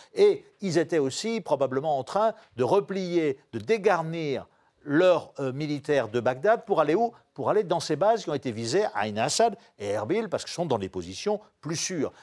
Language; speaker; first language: French; native; French